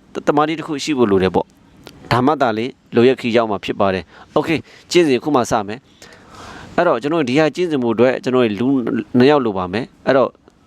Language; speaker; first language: Burmese; native; Burmese